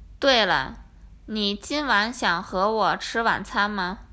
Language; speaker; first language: Chinese; non-native, learner; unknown